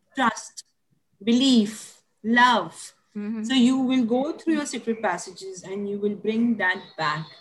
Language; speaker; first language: English; non-native, local second language; Tulu